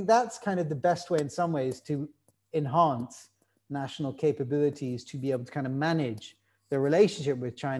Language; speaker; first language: English; native; English